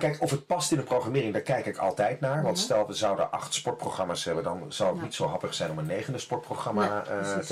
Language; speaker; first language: Dutch; native; Dutch